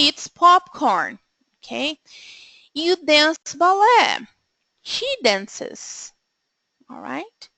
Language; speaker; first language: English; non-native, fluent; Portuguese